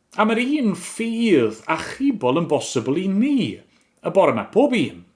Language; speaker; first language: Welsh; native; Welsh